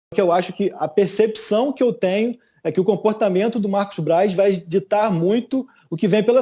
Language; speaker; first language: Portuguese; native; Portuguese